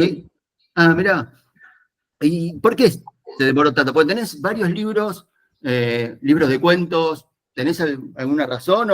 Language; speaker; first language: Spanish; native; Spanish